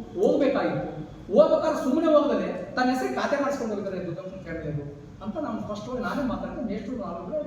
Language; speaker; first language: Kannada; native; Kannada